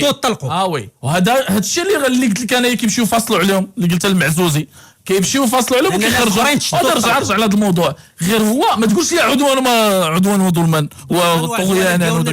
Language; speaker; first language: Arabic; native; Arabic